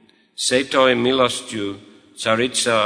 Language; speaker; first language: Russian; non-native, fluent; English